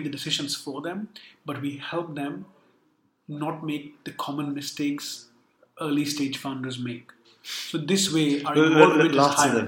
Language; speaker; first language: English; non-native, local second language; Urdu